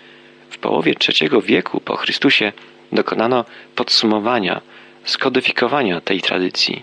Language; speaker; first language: Polish; native; Polish